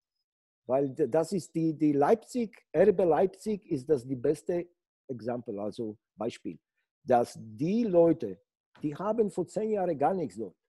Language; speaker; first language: German; non-native, fluent; Polish